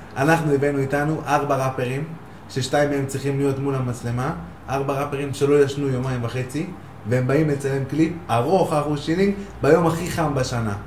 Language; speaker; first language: Hebrew; native; Hebrew